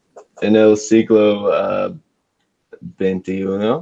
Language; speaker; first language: Spanish; non-native, learner; English